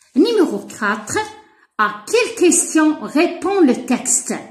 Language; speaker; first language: French; non-native, local second language; Arabic